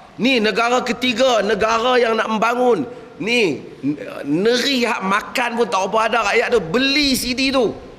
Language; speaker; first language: Malay; native; Malay